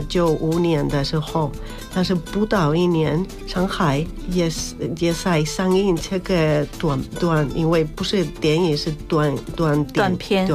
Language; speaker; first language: Chinese; non-native, learner; Spanish